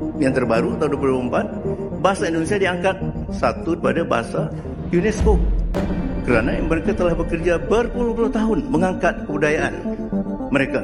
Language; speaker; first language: Malay; native; Malay